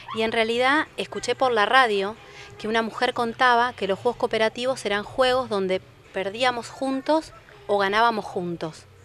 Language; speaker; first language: Spanish; native; Spanish